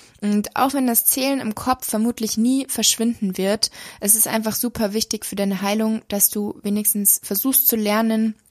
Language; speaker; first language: German; native; German